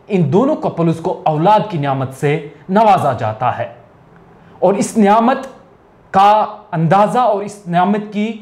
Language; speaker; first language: Hindi; non-native, local second language; Kashmiri